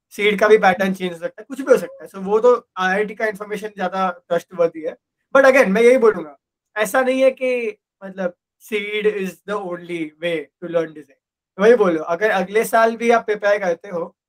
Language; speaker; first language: Hindi; non-native, local second language; Gujarati